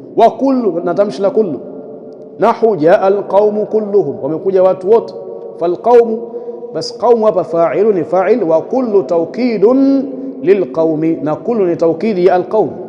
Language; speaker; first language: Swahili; native; Swahili